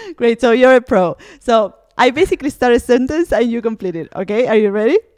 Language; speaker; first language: English; non-native, fluent; Spanish